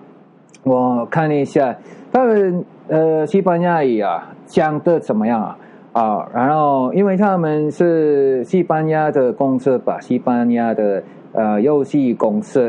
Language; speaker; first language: Chinese; non-native, learner; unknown